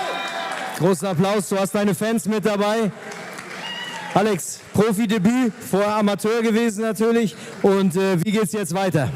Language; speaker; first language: German; native; German